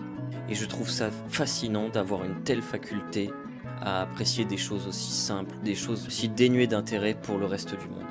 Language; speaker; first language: French; native; French